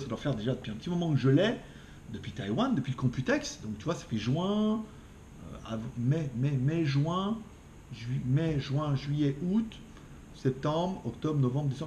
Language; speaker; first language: French; native; French